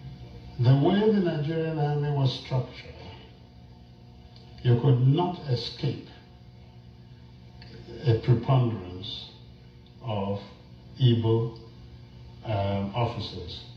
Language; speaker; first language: English; non-native, local second language; Igbo